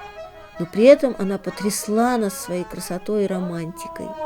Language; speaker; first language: Russian; native; Russian